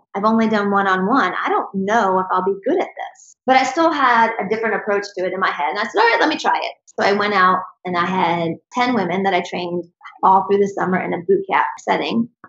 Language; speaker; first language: English; native; English